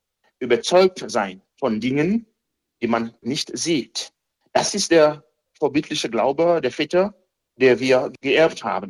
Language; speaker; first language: German; non-native, fluent; Haitian Creole